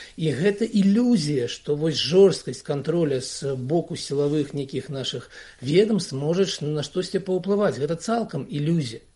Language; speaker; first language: Belarusian; non-native, local second language; Russian